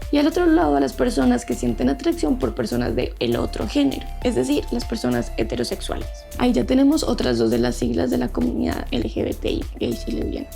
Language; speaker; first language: Spanish; native; Spanish